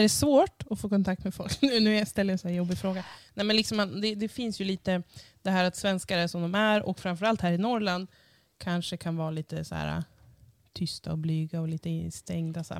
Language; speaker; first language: Swedish; native; Swedish